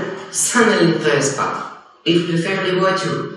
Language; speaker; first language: French; non-native, learner; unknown